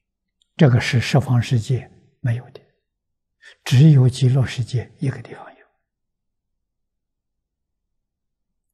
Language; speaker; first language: Chinese; native; Chinese